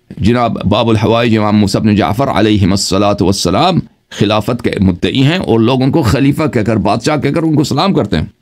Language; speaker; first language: Urdu; non-native, fluent; Persian